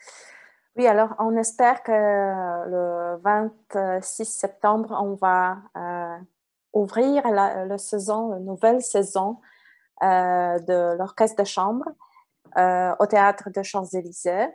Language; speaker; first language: French; non-native, fluent; Polish